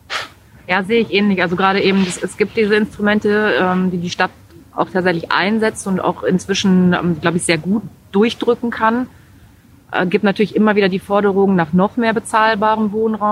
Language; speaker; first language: German; native; German